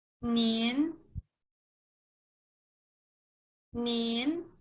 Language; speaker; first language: Chinese; non-native, fluent; Thai